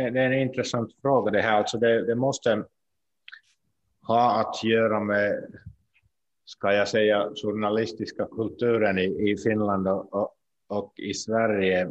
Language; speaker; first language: Swedish; non-native, local second language; Finnish